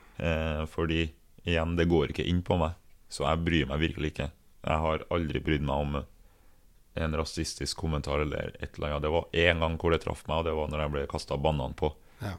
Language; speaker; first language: Norwegian; early bilingual, other home language; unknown